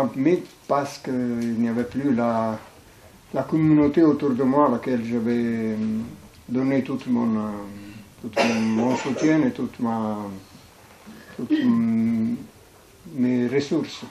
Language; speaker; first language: French; non-native, fluent; Italian